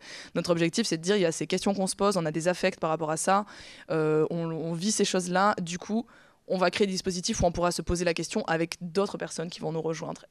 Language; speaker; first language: French; native; French